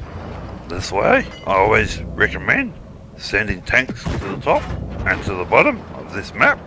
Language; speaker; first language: English; native; English